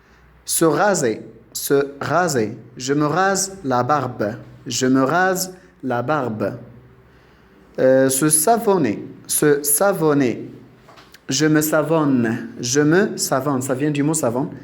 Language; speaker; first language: French; non-native, local second language; Arabic